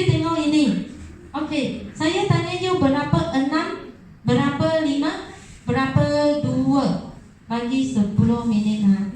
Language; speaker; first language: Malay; non-native, local second language; Chinese